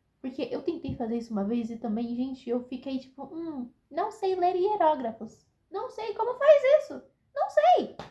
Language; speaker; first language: Portuguese; native; Portuguese